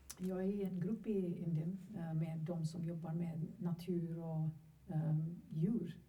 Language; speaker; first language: Swedish; non-native, fluent; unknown